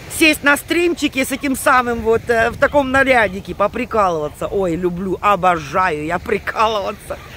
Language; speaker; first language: Russian; native; Russian